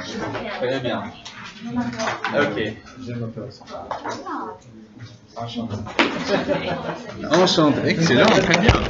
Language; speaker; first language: French; non-native, fluent; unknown